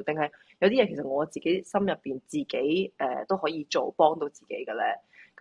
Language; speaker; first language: Cantonese; native; Cantonese